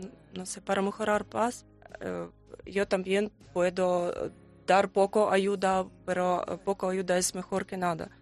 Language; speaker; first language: Spanish; non-native, learner; Ukrainian